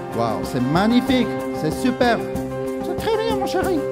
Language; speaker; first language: English; non-native, fluent; Spanish